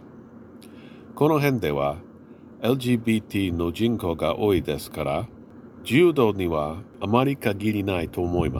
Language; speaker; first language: Japanese; non-native, learner; English